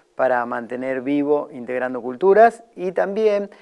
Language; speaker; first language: Spanish; native; Spanish